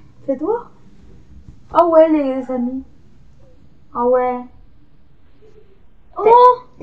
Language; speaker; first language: French; native; French